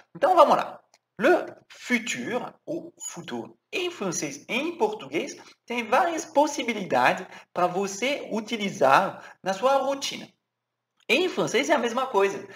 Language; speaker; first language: Portuguese; non-native, fluent; French